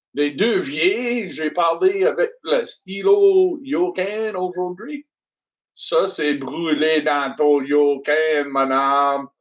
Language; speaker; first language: French; non-native, learner; English